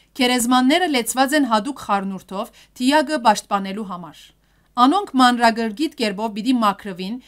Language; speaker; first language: Armenian; early bilingual, heritage; Armenian